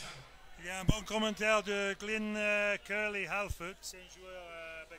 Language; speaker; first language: French; non-native, fluent; English